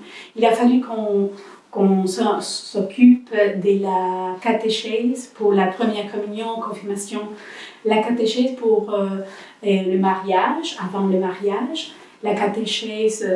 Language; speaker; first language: French; non-native, learner; Spanish